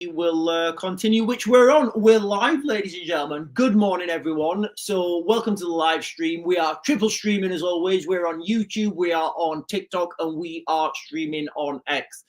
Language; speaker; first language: English; native; English